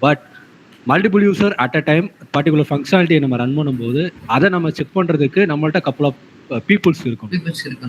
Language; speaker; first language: Tamil; native; Tamil